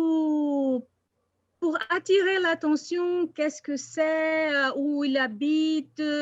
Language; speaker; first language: French; non-native, fluent; Portuguese